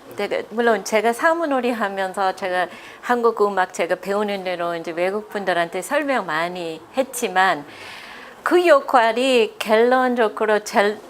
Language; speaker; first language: Korean; non-native, fluent; English